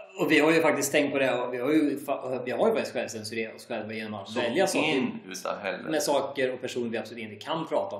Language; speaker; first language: Swedish; native; Swedish